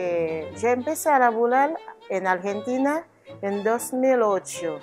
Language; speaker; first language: Spanish; non-native, learner; Haitian Creole